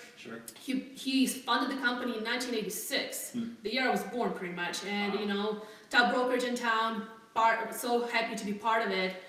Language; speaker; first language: English; non-native, fluent; Russian